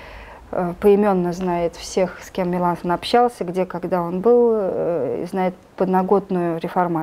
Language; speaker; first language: Russian; native; Russian